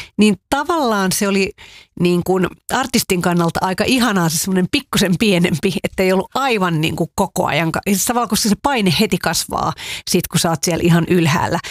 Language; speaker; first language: Finnish; native; Finnish